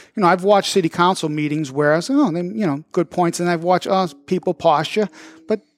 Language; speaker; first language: English; early bilingual, other home language; Italian